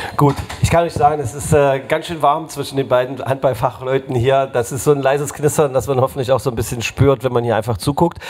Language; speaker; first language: German; native; German